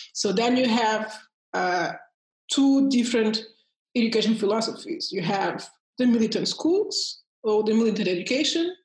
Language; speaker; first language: English; early bilingual, heritage; Portuguese